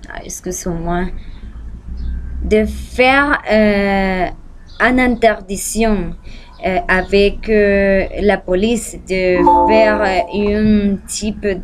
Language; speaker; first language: French; non-native, learner; Spanish